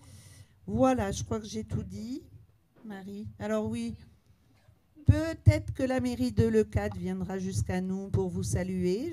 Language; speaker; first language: French; native; French